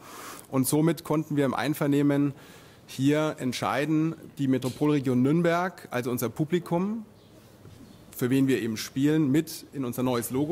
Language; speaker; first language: German; native; German